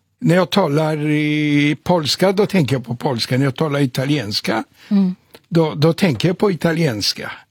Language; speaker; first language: Swedish; non-native, fluent; Polish